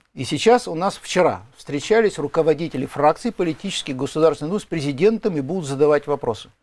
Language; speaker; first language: Russian; native; Russian